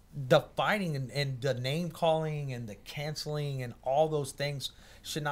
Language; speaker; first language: English; native; English